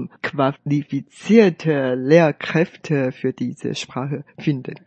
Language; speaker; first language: German; non-native, fluent; Hakka Chinese